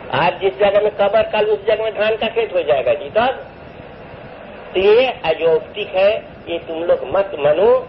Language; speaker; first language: Hindi; non-native, local second language; Bangla